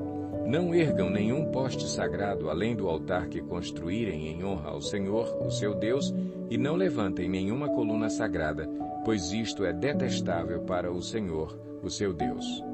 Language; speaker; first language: Portuguese; native; Portuguese